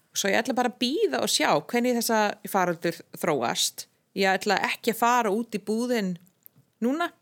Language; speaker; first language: Icelandic; non-native, fluent; English